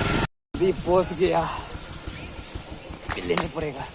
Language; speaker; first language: Hindi; non-native, local second language; Assamese